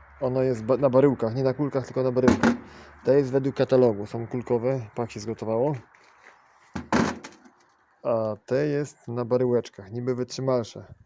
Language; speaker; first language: Polish; native; Polish